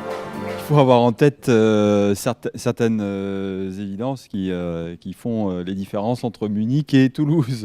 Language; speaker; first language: French; native; French